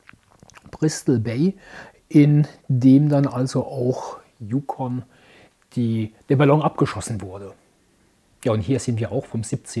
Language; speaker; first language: German; native; German